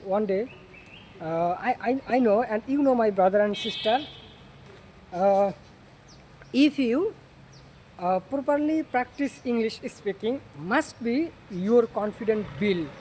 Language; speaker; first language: English; non-native, learner; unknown